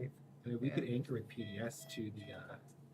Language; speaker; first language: English; native; English